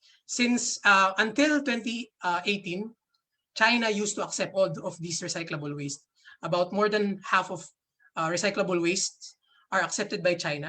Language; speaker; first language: English; non-native, local second language; Filipino